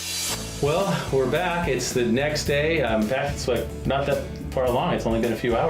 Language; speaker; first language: English; native; English